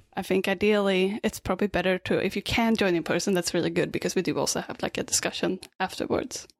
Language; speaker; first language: English; non-native, fluent; Swedish